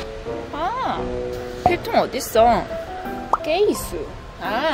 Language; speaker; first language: Portuguese; non-native, learner; Korean